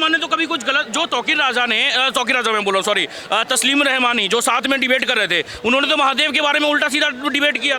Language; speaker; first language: Hindi; native; Hindi